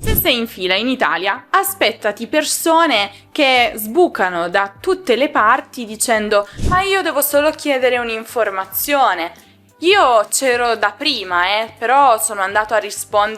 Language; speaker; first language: Italian; native; Italian